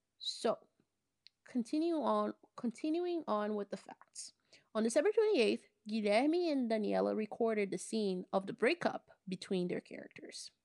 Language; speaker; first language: English; non-native, fluent; Portuguese